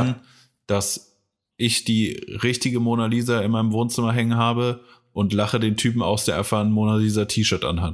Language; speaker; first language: German; native; German